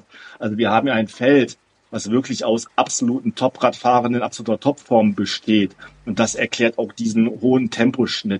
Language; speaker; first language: German; native; German